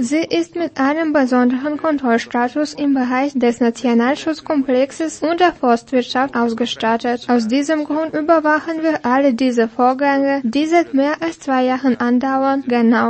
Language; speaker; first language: German; non-native, fluent; Russian